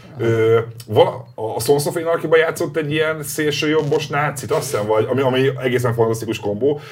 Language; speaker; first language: Hungarian; native; Hungarian